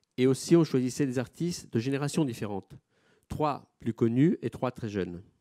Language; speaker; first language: French; non-native, fluent; Italian